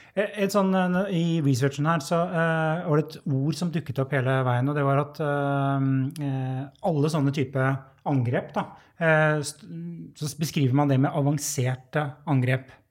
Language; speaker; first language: Norwegian; native; Norwegian